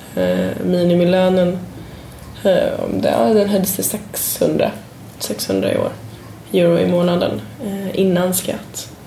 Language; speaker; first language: Swedish; native; Swedish